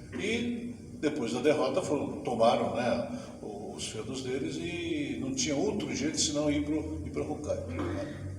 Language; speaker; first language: Portuguese; early bilingual, other home language; Japanese